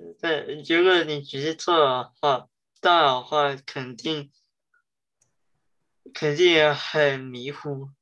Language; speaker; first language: Chinese; early bilingual, heritage; English